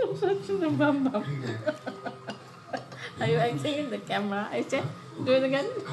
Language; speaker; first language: English; non-native, learner; Indonesian